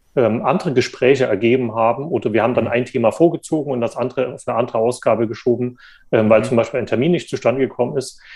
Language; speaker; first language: German; native; German